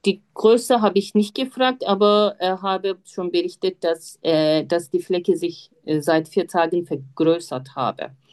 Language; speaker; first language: German; non-native, learner; Turkish